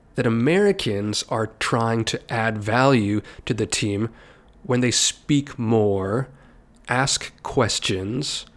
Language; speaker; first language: English; native; English